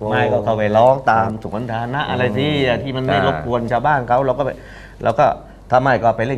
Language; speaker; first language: Thai; native; Thai